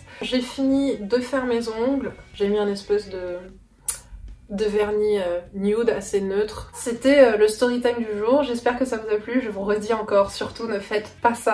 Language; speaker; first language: French; native; French